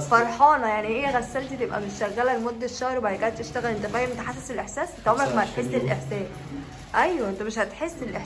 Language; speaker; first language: Arabic; native; Arabic